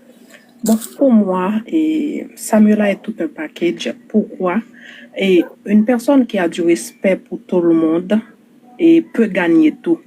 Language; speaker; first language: French; non-native, local second language; Haitian Creole